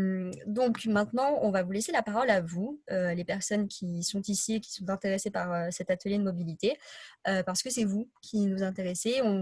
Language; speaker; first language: French; native; French